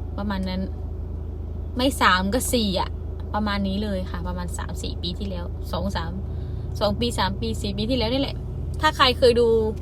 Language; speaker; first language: Thai; non-native, local second language; Khmer